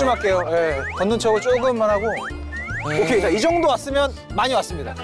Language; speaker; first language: Korean; native; Korean